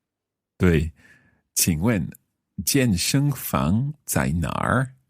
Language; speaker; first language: Chinese; non-native, learner; English